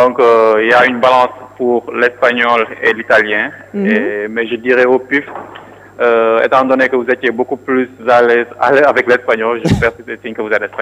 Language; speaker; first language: French; non-native, local second language; Wolof